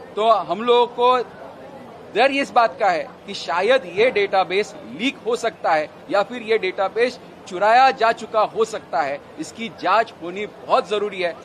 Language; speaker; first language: Hindi; non-native, local second language; Marathi